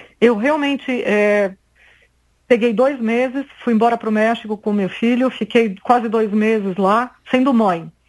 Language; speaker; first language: Portuguese; native; Portuguese